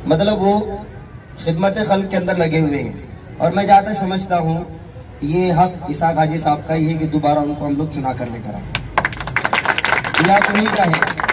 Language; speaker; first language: Hindi; native; Hindi